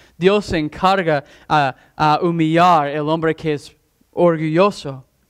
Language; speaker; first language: Spanish; non-native, fluent; English